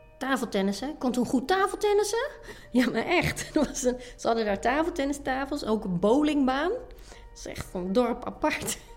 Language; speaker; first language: Dutch; native; Dutch